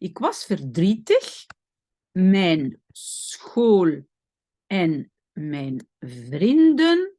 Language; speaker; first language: Dutch; non-native, fluent; French